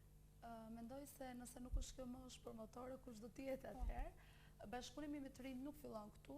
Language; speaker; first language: Albanian; native; Albanian